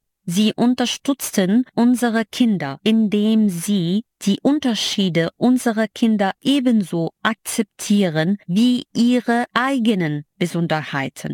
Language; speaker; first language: German; non-native, fluent; Arabic